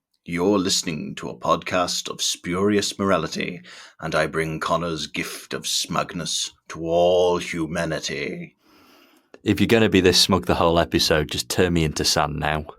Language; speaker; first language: English; native; English